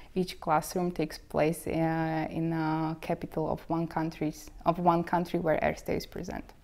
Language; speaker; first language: English; non-native, fluent; Slovak